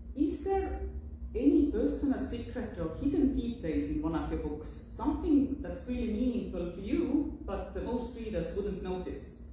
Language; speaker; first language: English; non-native, fluent; Estonian